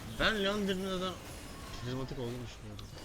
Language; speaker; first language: Turkish; native; Turkish